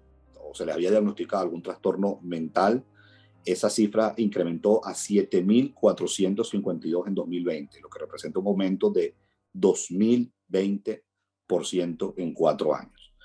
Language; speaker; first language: Spanish; native; Spanish